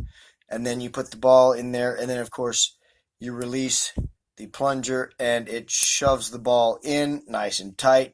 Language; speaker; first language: English; native; English